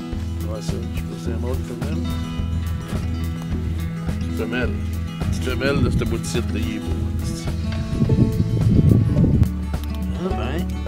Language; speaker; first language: French; native; French